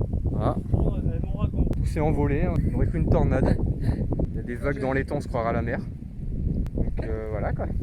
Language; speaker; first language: French; native; French